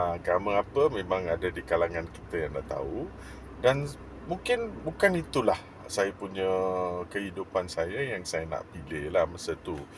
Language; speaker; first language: Malay; non-native, local second language; English